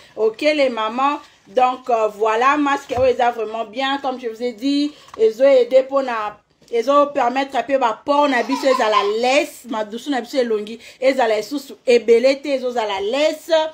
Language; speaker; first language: French; non-native, local second language; Lingala